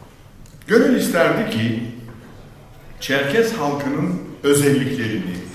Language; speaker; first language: Turkish; native; Turkish